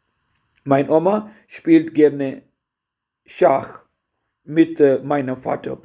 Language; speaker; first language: German; non-native, fluent; Urdu